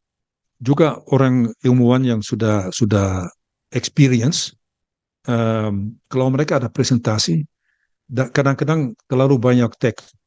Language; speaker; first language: Indonesian; early bilingual, heritage; Dutch